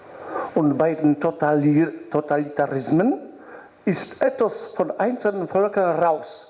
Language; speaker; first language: German; non-native, fluent; Polish